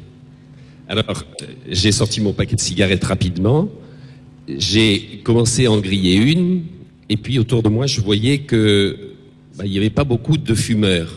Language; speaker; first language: French; native; French